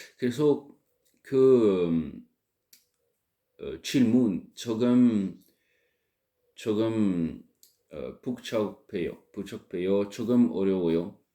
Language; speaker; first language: Korean; non-native, learner; French